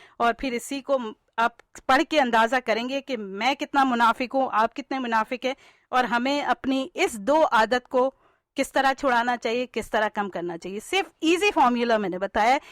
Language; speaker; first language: Urdu; native; Urdu